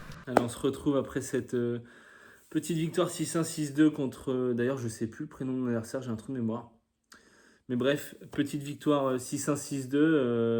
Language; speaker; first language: French; native; French